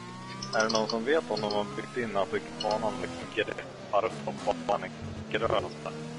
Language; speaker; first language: Swedish; native; Swedish